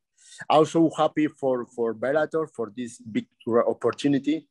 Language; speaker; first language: English; non-native, learner; Spanish